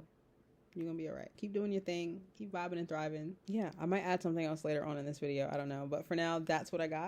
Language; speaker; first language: English; native; English